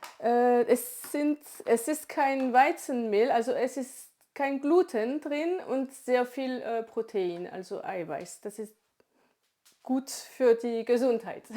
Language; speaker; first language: German; non-native, local second language; Swiss German